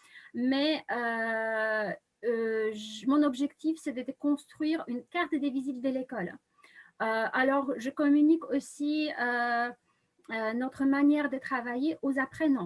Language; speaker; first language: French; non-native, fluent; Polish